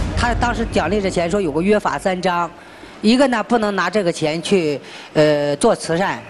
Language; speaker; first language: Chinese; native; Chinese